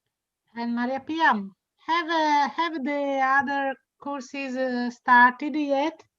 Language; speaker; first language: English; non-native, learner; Italian